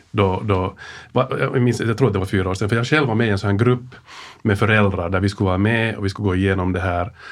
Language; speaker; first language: Swedish; native; Swedish